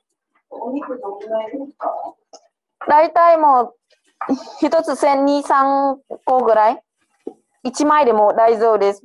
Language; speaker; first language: Japanese; non-native, learner; Vietnamese